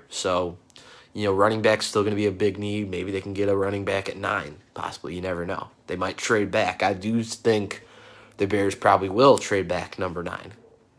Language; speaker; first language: English; native; English